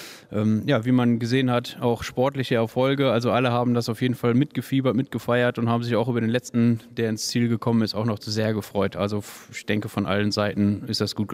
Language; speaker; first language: German; native; German